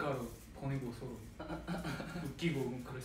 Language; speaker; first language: Korean; non-native, fluent; Japanese